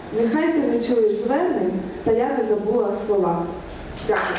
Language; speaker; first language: Ukrainian; native; Ukrainian